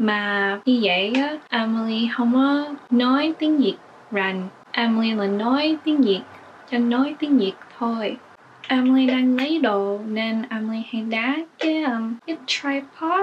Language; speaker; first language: Vietnamese; early bilingual, heritage; English